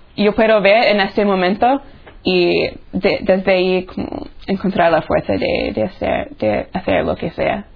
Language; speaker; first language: Spanish; non-native, fluent; English